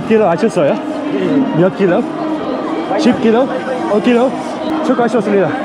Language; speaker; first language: Korean; non-native, learner; Dutch